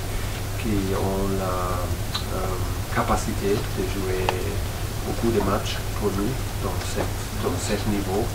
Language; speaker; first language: French; non-native, fluent; German